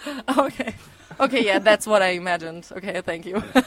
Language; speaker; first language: English; non-native, fluent; German